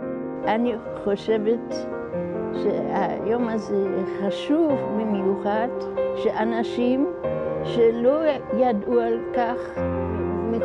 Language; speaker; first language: Hebrew; non-native, fluent; German